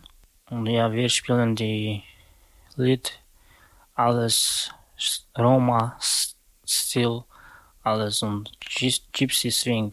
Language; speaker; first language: German; non-native, learner; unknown